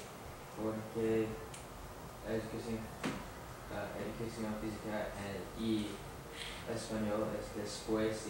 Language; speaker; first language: Spanish; non-native, learner; English